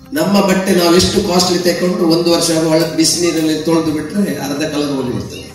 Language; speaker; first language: Kannada; non-native, local second language; Tulu